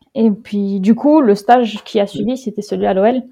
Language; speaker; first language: French; early bilingual, heritage; Dutch